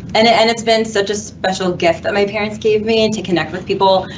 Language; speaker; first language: English; native; English